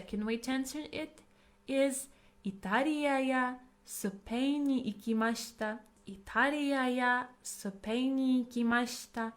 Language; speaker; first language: Japanese; non-native, fluent; English